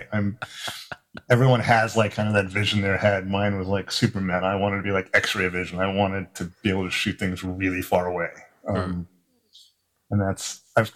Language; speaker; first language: English; native; English